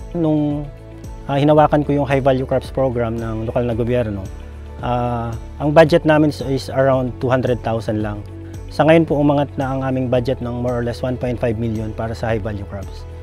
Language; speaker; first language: Filipino; non-native, local second language; Bikol